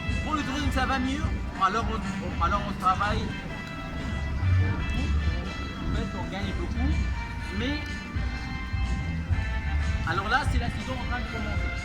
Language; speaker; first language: French; non-native, learner; Arabic